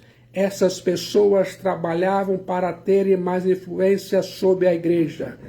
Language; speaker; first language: Portuguese; native; Portuguese